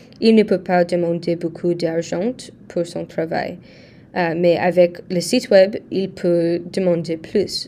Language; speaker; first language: French; non-native, learner; English